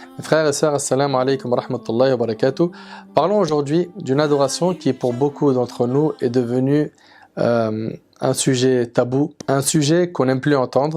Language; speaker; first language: French; native; French